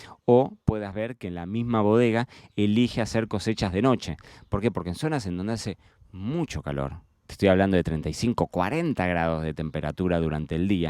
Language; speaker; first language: Spanish; native; Spanish